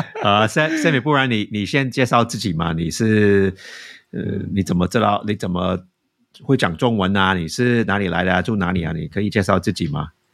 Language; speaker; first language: Chinese; early bilingual, heritage; Chinese